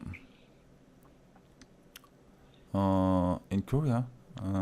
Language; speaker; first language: English; non-native, learner; Korean